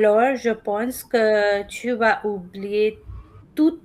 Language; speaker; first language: French; non-native, fluent; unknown